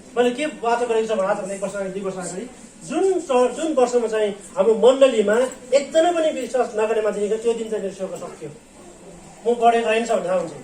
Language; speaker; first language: Nepali; non-native, local second language; Eastern Tamang